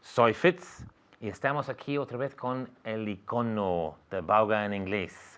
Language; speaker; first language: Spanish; non-native, fluent; English